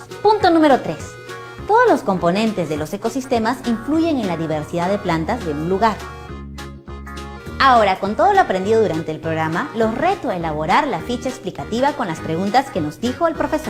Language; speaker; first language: Spanish; native; Spanish